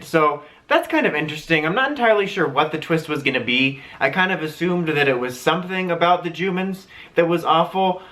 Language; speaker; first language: English; native; English